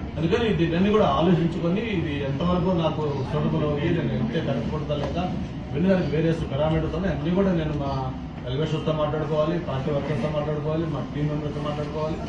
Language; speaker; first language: Telugu; native; Telugu